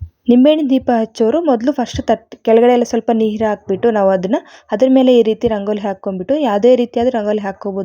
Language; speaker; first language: Kannada; native; Kannada